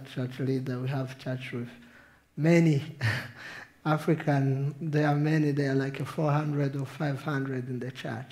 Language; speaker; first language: English; non-native, local second language; Kinyarwanda